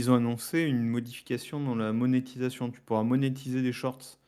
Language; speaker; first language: French; native; French